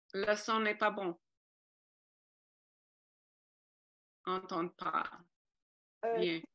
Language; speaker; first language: French; non-native, fluent; English